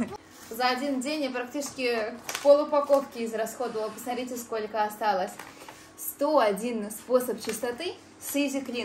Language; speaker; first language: Russian; native; Russian